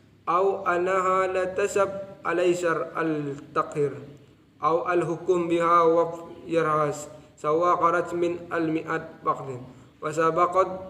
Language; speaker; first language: Arabic; non-native, learner; Indonesian